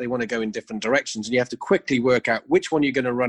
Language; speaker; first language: English; native; English